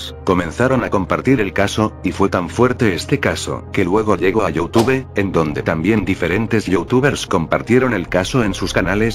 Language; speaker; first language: Spanish; native; Spanish